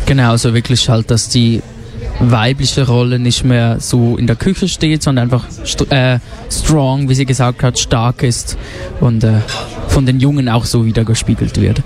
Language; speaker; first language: German; native; German